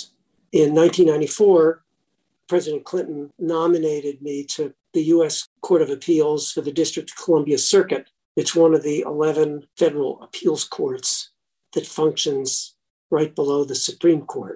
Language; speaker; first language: English; native; English